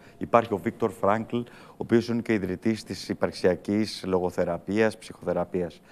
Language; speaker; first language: Greek; early bilingual, heritage; Greek